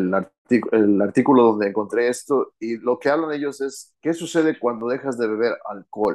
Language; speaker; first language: Spanish; early bilingual, heritage; Spanish